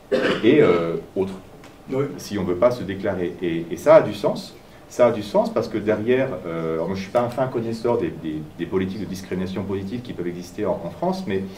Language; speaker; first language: French; native; French